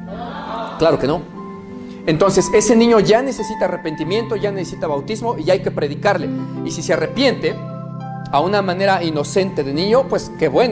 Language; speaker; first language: Spanish; native; Spanish